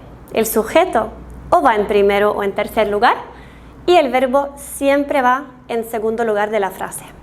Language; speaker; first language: Spanish; non-native, fluent; Norwegian